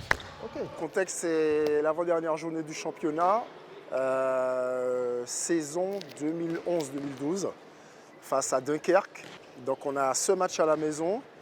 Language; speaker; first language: French; native; French